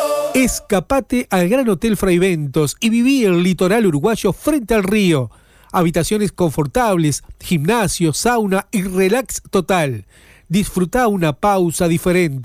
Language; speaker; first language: Spanish; native; Spanish